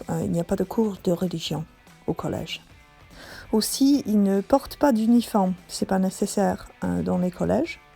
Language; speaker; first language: French; non-native, learner; English